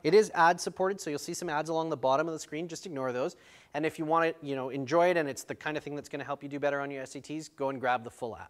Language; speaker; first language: English; native; English